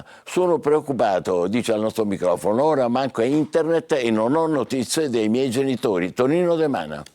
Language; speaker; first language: Italian; native; Italian